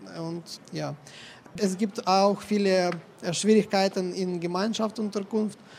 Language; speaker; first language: German; non-native, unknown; Ukrainian